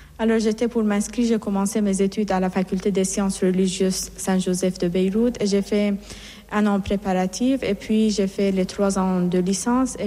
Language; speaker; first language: French; non-native, fluent; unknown